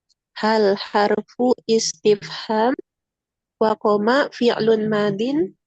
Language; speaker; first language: Arabic; non-native, learner; Indonesian